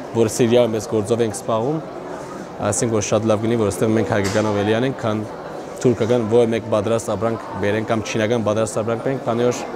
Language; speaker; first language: Armenian; early bilingual, heritage; Armenian